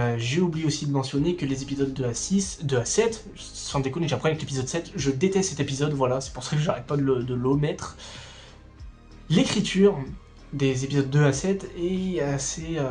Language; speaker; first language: French; native; French